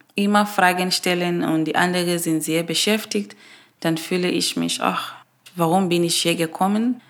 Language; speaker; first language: German; non-native, fluent; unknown